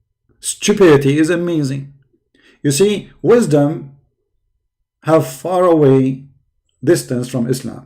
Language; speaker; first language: English; non-native, fluent; Arabic